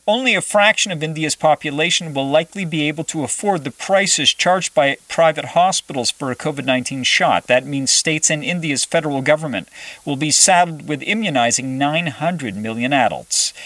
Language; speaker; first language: English; native; English